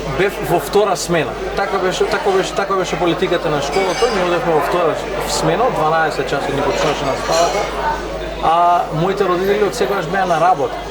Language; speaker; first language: Macedonian; non-native, local second language; Romany